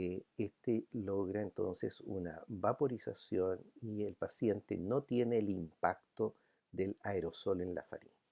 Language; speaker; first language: Spanish; native; Spanish